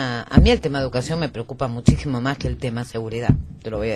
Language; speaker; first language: Spanish; native; Spanish